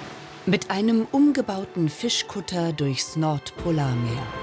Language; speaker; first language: German; native; German